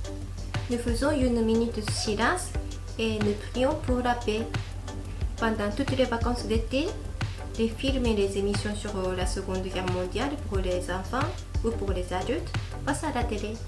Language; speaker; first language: French; non-native, fluent; Japanese